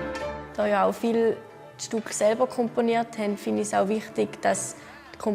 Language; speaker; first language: German; native; German